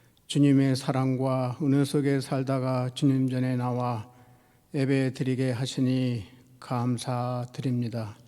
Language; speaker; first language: Korean; native; Korean